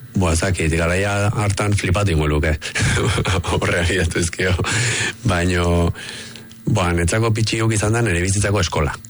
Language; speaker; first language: Basque; native; Basque